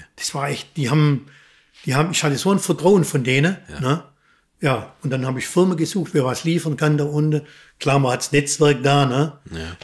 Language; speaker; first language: German; native; German